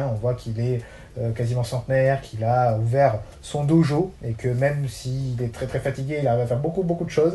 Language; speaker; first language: French; native; French